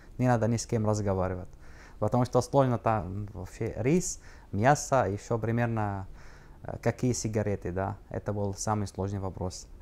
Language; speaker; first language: Russian; non-native, learner; Arabic